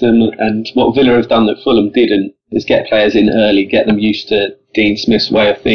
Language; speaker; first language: English; native; English